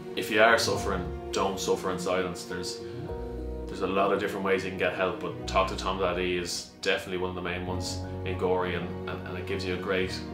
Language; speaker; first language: English; native; English